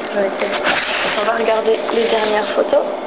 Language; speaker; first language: French; native; French